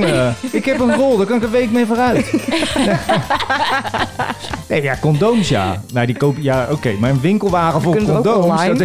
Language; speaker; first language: Dutch; native; Dutch